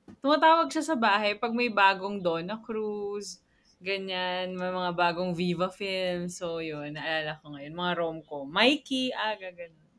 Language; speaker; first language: Filipino; native; Filipino